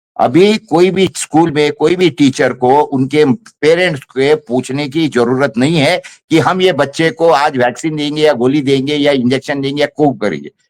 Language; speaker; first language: Hindi; non-native, local second language; Marathi